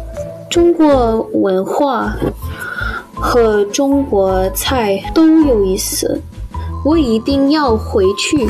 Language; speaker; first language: Chinese; non-native, learner; English